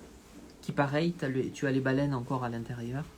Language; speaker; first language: French; native; French